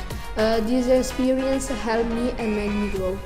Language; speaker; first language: English; non-native, learner; Italian